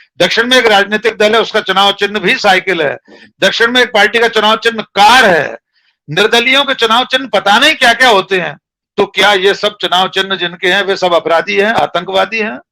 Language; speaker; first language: Hindi; native; Hindi